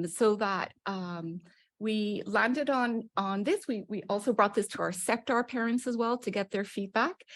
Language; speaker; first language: English; native; English